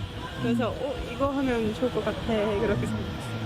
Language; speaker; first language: Korean; non-native, fluent; Estonian